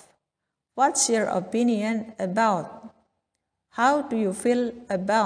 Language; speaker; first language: English; non-native, learner; Indonesian